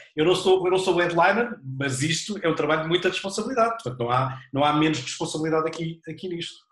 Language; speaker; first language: Portuguese; native; Portuguese